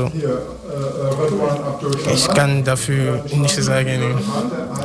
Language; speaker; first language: German; non-native, learner; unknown